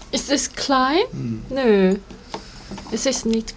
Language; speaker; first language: German; non-native, learner; Korean